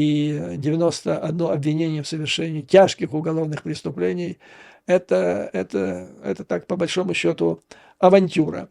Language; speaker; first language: Russian; native; Russian